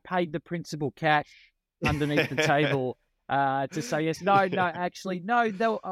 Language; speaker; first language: English; non-native, local second language; Italian